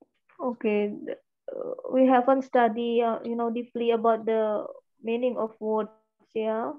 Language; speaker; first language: English; non-native, fluent; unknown